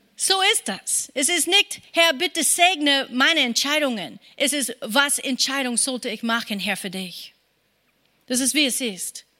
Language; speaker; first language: German; non-native, fluent; English